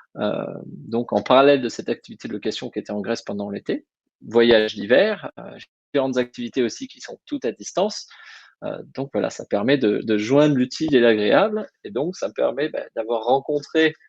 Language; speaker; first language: French; native; French